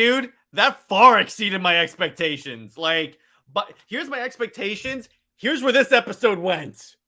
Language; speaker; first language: English; native; English